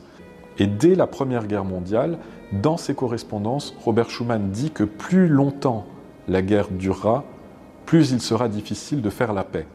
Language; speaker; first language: French; native; French